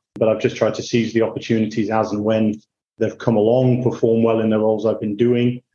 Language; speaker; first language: English; native; English